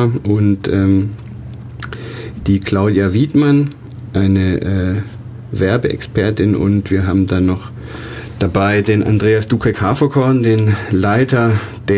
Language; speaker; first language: German; native; German